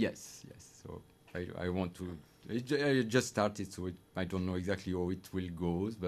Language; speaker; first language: English; non-native, fluent; French